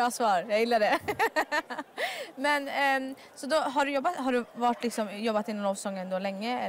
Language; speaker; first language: Swedish; native; Swedish